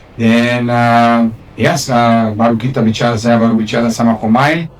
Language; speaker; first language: Indonesian; non-native, fluent; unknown